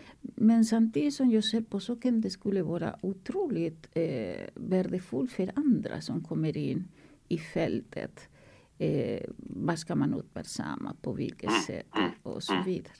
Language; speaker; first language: Swedish; non-native, fluent; Spanish